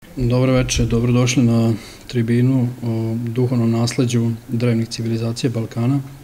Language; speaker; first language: Serbian; early bilingual, heritage; Serbian